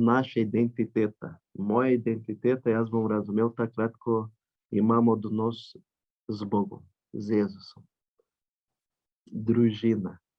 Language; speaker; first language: Slovenian; non-native, learner; Portuguese